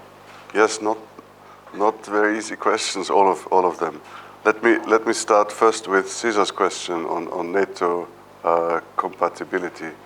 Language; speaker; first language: English; non-native, fluent; German